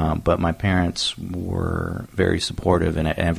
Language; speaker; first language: English; native; English